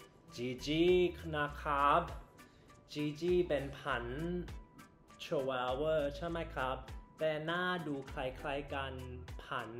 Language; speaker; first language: Thai; non-native, learner; English